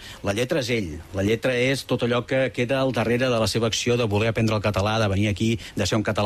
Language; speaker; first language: Catalan; native; Catalan